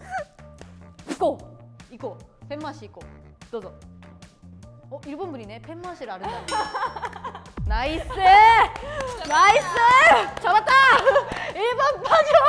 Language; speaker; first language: Korean; native; Korean